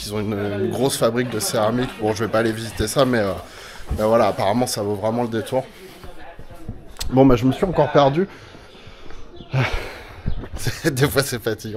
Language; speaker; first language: French; native; French